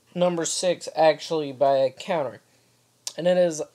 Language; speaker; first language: English; native; English